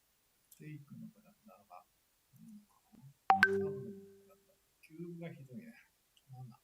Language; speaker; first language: Japanese; native; Japanese